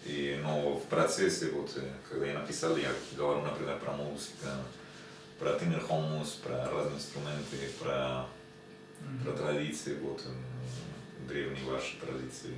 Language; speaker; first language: Russian; non-native, learner; Spanish